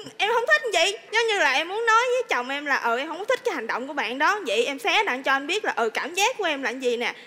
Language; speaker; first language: Vietnamese; native; Vietnamese